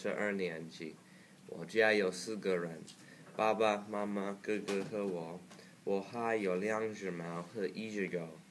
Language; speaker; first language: Chinese; non-native, learner; English